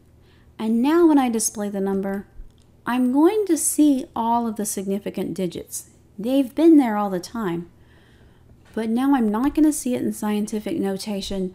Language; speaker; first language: English; native; English